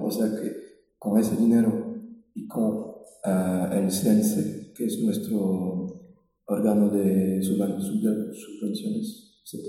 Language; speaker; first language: Spanish; non-native, fluent; French